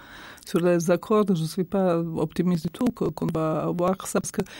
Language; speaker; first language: French; non-native, fluent; Croatian